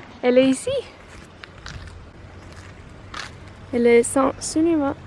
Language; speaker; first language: French; non-native, learner; Norwegian